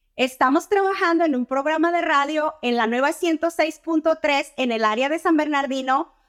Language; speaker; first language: Spanish; native; Spanish